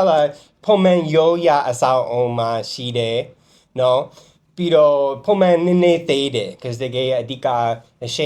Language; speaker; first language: Burmese; non-native, fluent; English